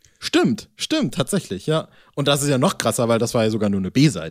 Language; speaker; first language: German; native; German